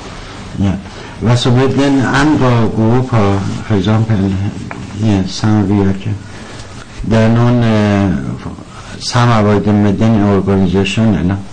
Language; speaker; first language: Danish; non-native, learner; Persian